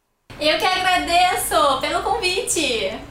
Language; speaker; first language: Portuguese; non-native, fluent; Chinese